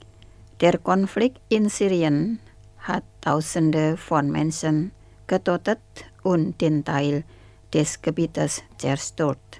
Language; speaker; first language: German; non-native, fluent; Indonesian